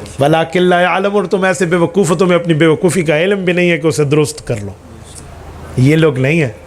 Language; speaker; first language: Urdu; non-native, local second language; Punjabi